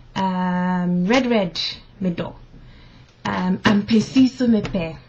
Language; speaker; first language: English; non-native, local second language; Akan